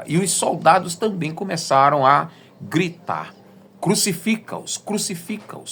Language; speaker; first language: Portuguese; native; Portuguese